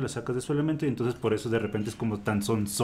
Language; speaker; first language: Spanish; native; Spanish